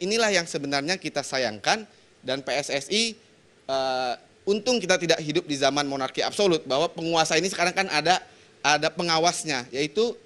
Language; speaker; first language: Indonesian; native; Indonesian